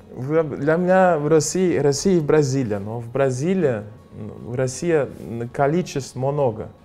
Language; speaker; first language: Russian; non-native, fluent; Portuguese